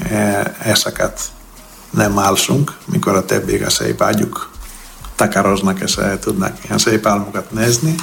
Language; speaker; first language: Hungarian; non-native, fluent; Greek